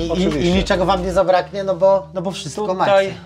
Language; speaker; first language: Polish; native; Polish